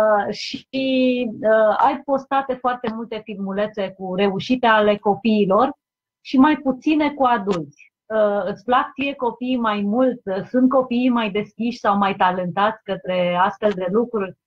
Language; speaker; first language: Romanian; native; Romanian